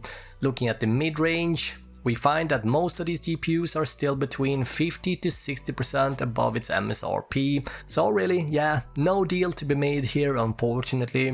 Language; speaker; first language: English; native; English